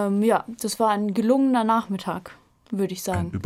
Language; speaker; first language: German; native; German